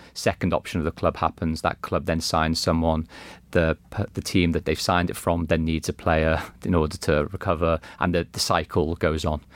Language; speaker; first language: English; native; English